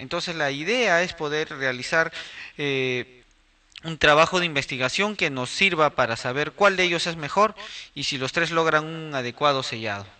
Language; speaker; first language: Spanish; native; Spanish